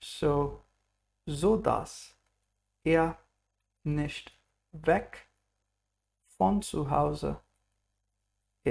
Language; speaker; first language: German; non-native, fluent; English